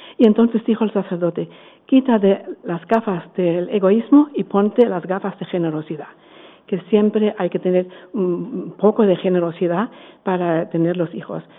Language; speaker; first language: Spanish; non-native, fluent; German